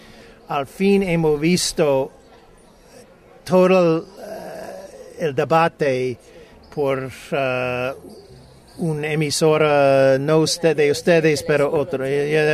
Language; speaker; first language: Spanish; non-native, fluent; English